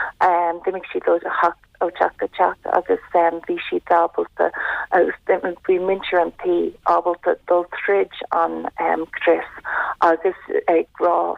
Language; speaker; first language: Irish; non-native, local second language; English